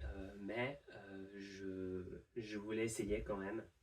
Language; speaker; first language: French; non-native, fluent; English